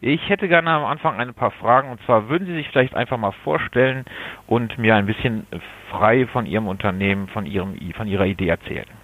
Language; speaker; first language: German; native; German